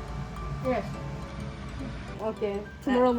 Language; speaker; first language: English; non-native, learner; Japanese